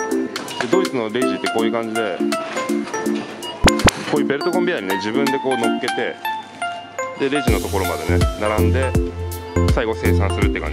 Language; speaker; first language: Japanese; native; Japanese